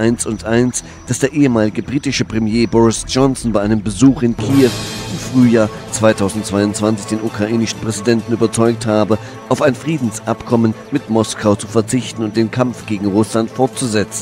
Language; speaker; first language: German; native; German